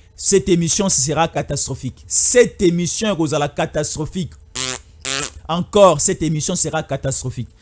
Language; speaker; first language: French; non-native, local second language; Lingala